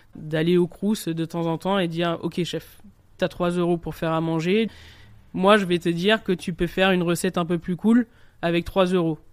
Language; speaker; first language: French; native; French